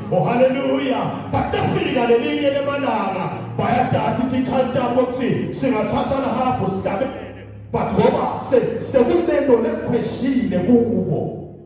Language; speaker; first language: Zulu; non-native, local second language; Swati